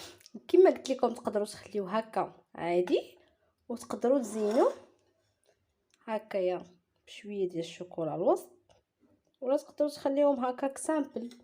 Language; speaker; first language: Arabic; native; Arabic